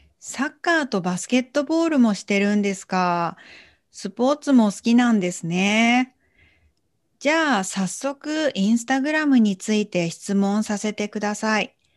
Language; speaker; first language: Japanese; native; Japanese